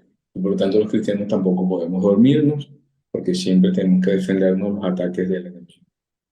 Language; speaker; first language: Spanish; native; Spanish